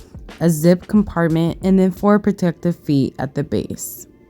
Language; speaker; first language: English; native; English